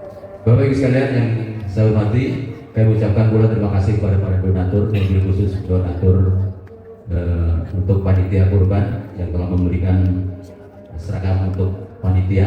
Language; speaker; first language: Indonesian; native; Indonesian